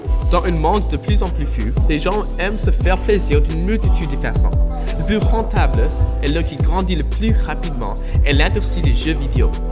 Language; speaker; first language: French; non-native, learner; English